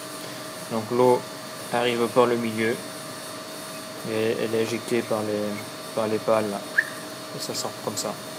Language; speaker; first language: French; native; French